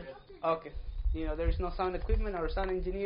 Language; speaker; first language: English; non-native, fluent; Spanish